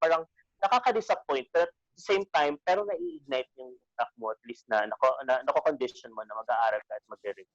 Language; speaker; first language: Filipino; native; Filipino